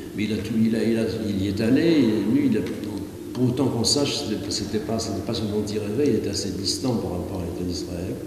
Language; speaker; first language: French; native; French